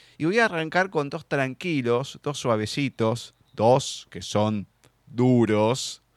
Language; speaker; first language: Spanish; native; Spanish